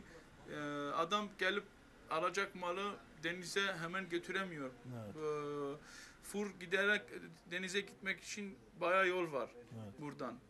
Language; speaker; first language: Turkish; non-native, fluent; Armenian